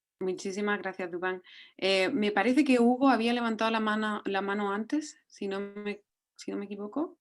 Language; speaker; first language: Spanish; native; Spanish